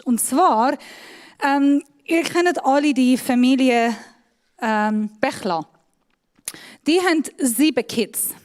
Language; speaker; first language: German; non-native, fluent; Persian